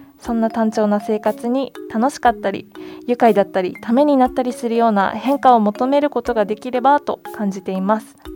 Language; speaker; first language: Japanese; native; Japanese